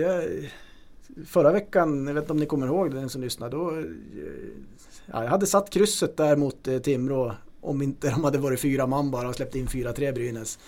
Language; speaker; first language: Swedish; native; Swedish